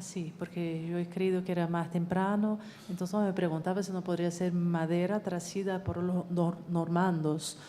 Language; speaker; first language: Spanish; non-native, fluent; French